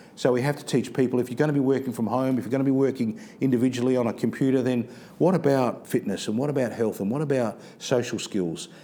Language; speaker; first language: English; native; English